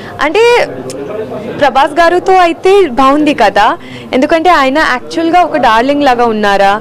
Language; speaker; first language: Telugu; non-native, learner; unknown